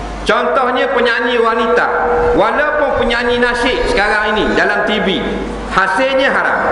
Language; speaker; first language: Malay; native; Malay